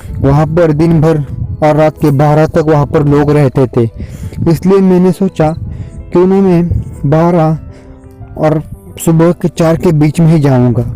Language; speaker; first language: Hindi; non-native, local second language; Marathi